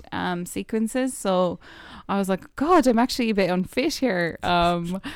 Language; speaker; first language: English; native; English